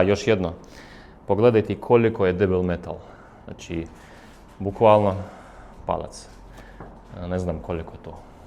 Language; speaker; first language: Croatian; non-native, fluent; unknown